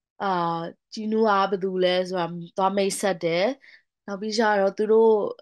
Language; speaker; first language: Burmese; non-native, local second language; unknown